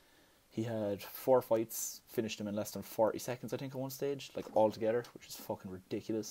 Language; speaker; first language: English; native; English